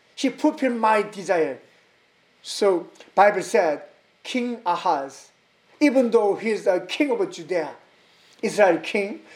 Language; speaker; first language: English; non-native, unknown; Korean